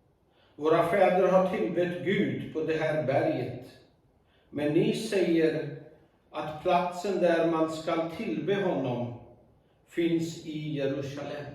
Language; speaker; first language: Swedish; non-native, fluent; Urdu